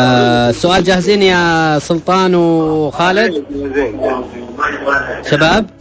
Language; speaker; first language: Arabic; native; Arabic